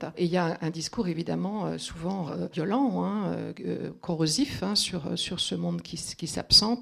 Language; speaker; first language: French; native; French